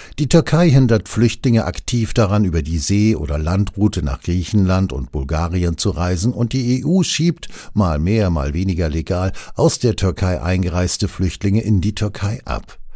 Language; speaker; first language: German; native; German